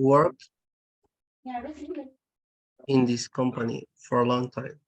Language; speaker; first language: English; non-native, learner; Spanish